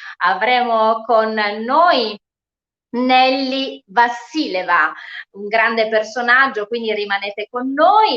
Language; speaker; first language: Italian; native; Italian